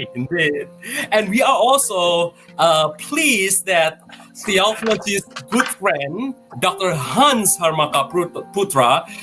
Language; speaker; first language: English; non-native, fluent; Indonesian